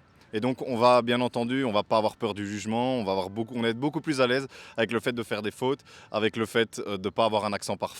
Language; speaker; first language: French; native; French